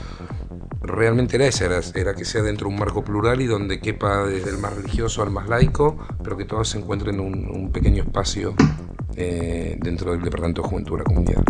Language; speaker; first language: Spanish; native; Spanish